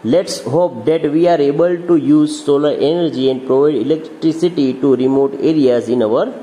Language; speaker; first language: English; non-native, local second language; Gujarati